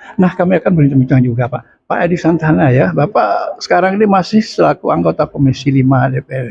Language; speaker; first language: Indonesian; native; Indonesian